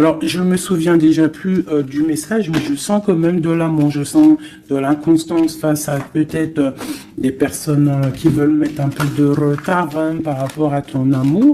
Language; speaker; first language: French; native; French